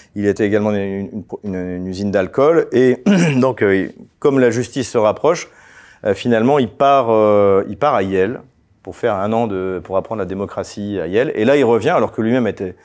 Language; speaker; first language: French; native; French